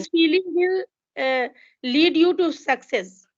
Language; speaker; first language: English; non-native, local second language; Hindi